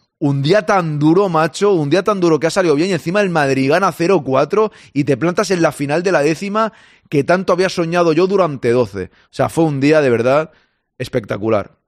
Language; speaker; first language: Spanish; native; Spanish